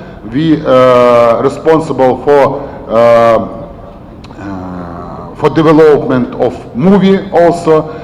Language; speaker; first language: English; non-native, learner; Ukrainian